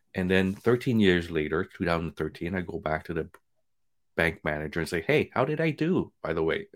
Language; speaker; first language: English; native; English